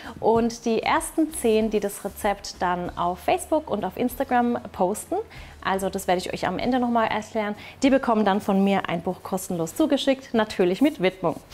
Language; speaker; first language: German; early bilingual, other home language; Turkish